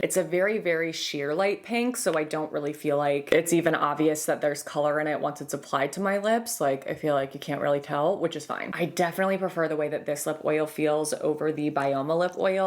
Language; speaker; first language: English; native; English